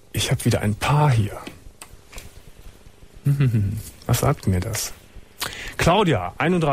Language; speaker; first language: German; native; German